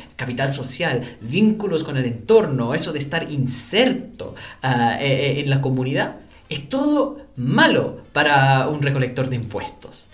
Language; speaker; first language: Spanish; non-native, fluent; English